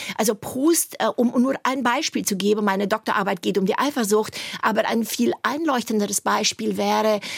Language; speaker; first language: German; native; German